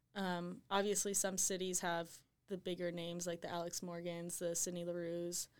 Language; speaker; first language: English; native; English